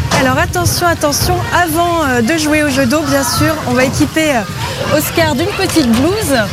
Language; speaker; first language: French; native; French